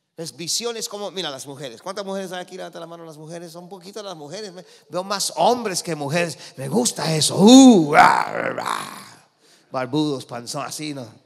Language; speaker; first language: Spanish; early bilingual, heritage; Spanish